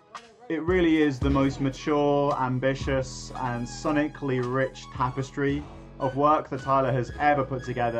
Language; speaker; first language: English; native; English